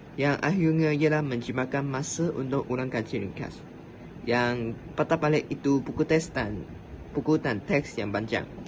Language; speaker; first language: Malay; non-native, local second language; Chinese